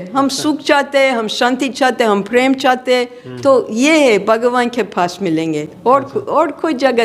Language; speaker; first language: Hindi; non-native, fluent; English